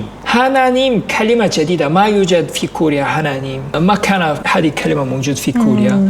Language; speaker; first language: Arabic; non-native, fluent; Korean